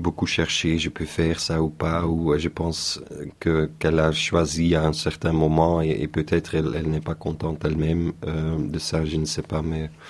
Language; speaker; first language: French; non-native, local second language; Dutch